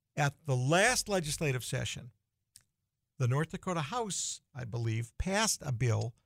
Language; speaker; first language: English; native; English